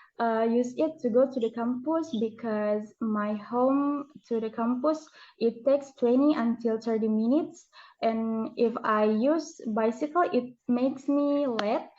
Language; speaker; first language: English; non-native, learner; Indonesian